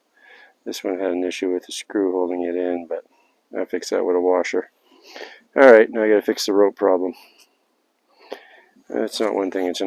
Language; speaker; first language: English; native; English